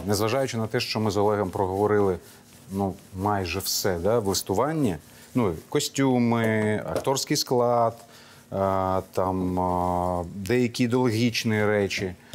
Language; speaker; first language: Ukrainian; non-native, local second language; Crimean Tatar